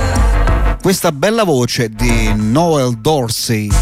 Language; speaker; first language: Italian; native; Italian